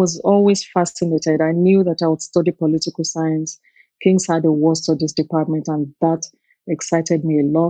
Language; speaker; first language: English; non-native, local second language; Yoruba